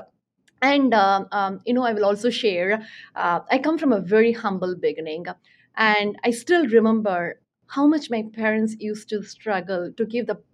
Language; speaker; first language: English; non-native, local second language; Tamil